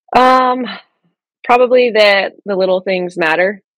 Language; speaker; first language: English; early bilingual, other home language; French